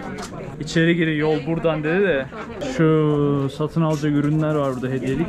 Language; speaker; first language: Turkish; native; Turkish